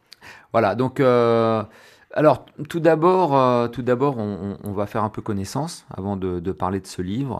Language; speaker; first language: French; native; French